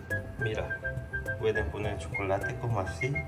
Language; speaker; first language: Spanish; non-native, learner; Korean